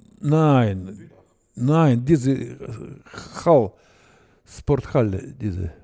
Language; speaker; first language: German; non-native, learner; Russian